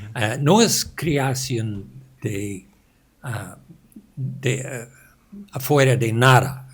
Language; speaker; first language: Spanish; non-native, learner; English